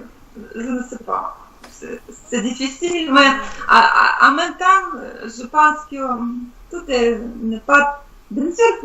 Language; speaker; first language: French; non-native, learner; Russian